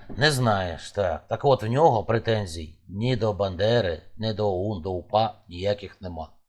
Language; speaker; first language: Ukrainian; native; Ukrainian